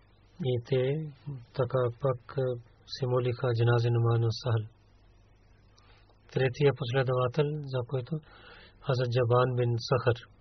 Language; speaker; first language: Bulgarian; non-native, learner; Urdu